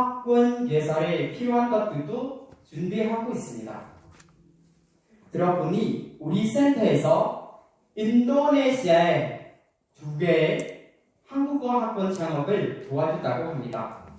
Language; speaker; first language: Korean; non-native, learner; Khmer